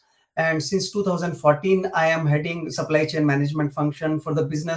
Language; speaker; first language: English; non-native, local second language; Hindi